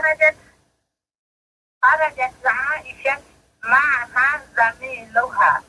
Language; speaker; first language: Arabic; non-native, learner; Swahili